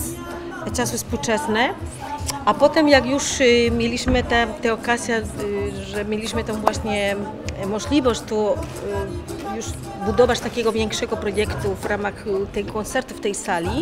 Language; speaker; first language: Polish; non-native, fluent; Spanish